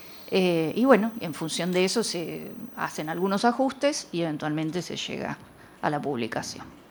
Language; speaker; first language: Spanish; native; Spanish